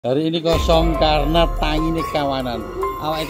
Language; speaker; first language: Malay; non-native, local second language; Javanese